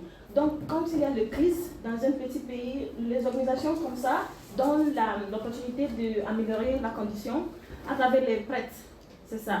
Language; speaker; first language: French; non-native, learner; English